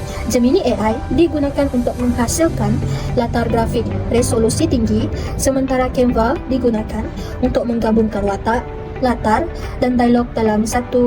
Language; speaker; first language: Malay; native; Malay